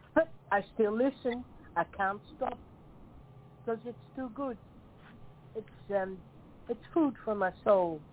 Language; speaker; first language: English; non-native, fluent; Dutch